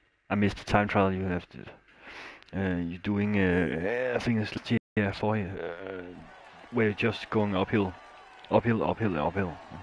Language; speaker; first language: English; non-native, fluent; Danish